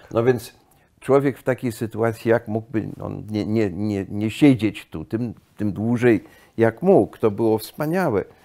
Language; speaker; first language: Polish; early bilingual, heritage; Polish